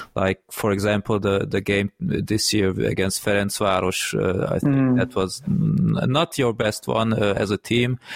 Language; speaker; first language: English; non-native, fluent; Hungarian